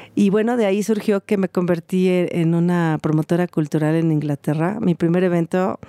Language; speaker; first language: Spanish; native; Spanish